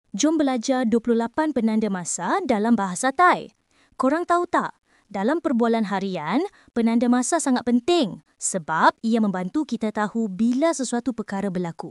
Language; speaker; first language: Malay; native; Malay